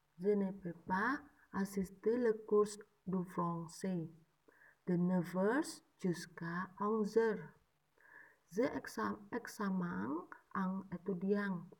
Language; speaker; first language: French; non-native, learner; Indonesian